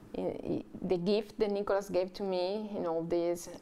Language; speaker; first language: English; non-native, learner; Italian